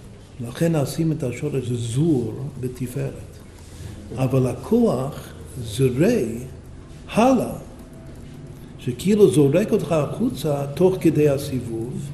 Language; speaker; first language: Hebrew; non-native, fluent; English